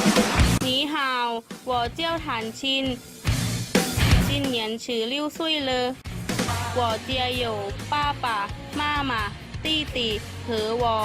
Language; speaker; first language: Chinese; non-native, learner; Thai